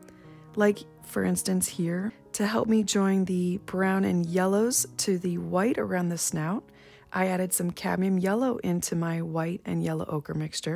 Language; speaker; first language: English; native; English